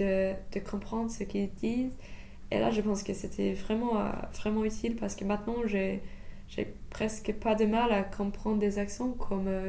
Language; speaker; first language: French; non-native, fluent; English